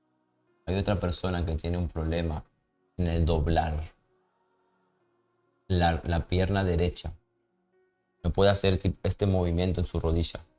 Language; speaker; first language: Spanish; native; Spanish